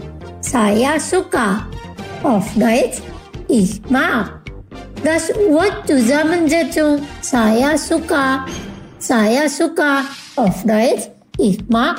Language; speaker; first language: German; non-native, fluent; Indonesian